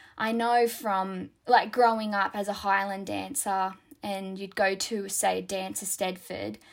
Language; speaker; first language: English; native; English